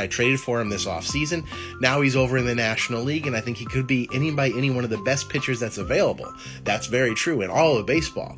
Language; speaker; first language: English; native; English